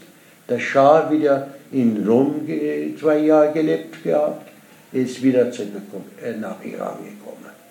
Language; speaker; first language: German; non-native, learner; Persian